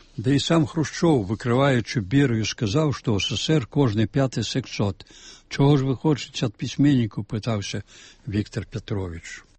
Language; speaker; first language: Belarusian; native; Belarusian